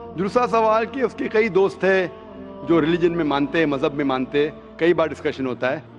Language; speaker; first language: Hindi; non-native, local second language; Konkani